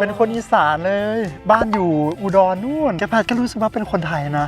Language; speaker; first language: Thai; non-native, fluent; German